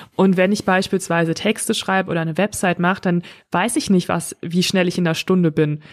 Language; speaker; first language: German; native; German